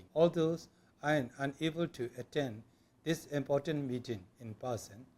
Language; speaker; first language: English; non-native, local second language; Burmese